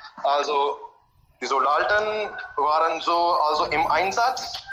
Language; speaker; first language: German; non-native, learner; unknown